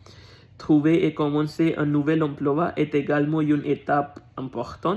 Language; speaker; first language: French; non-native, learner; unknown